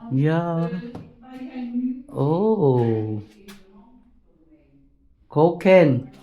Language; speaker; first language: Dutch; non-native, learner; Filipino